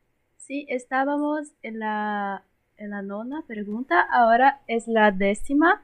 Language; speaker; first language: Spanish; non-native, learner; Portuguese